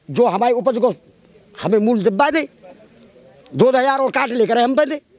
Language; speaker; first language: Hindi; native; Hindi